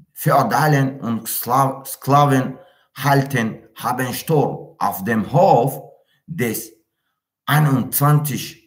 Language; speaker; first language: German; non-native, learner; Tajik